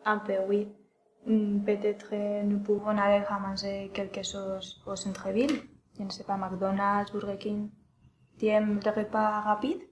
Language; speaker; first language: French; non-native, learner; Spanish